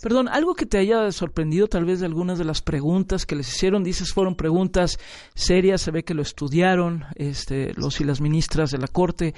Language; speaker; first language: Spanish; native; Spanish